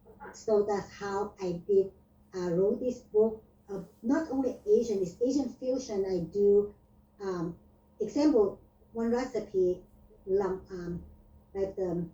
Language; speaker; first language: English; non-native, learner; Vietnamese